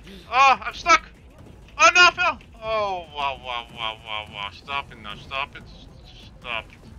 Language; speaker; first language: English; non-native, fluent; Dutch